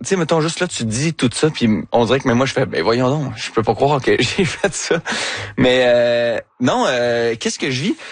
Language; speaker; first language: French; native; French